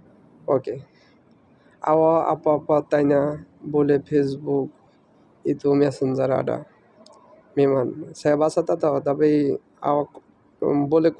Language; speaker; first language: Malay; non-native, learner; Bangla